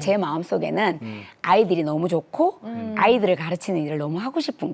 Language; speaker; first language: Korean; native; Korean